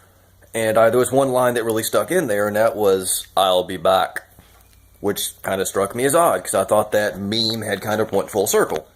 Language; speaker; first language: English; native; English